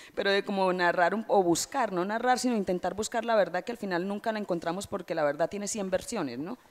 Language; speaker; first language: Spanish; native; Spanish